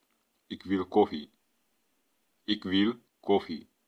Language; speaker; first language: Dutch; non-native, fluent; Tigrinya